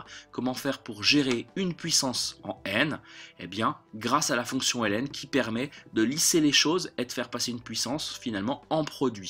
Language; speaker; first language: French; native; French